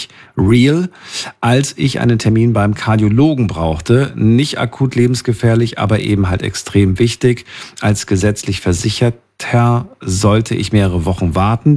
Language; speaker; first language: German; native; German